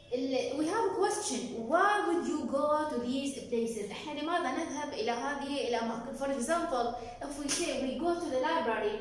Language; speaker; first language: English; non-native, fluent; Arabic